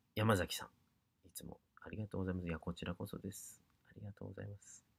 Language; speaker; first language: Japanese; native; Japanese